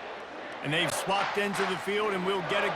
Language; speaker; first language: English; native; English